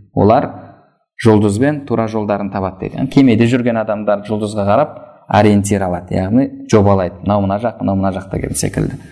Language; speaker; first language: Kazakh; native; Kazakh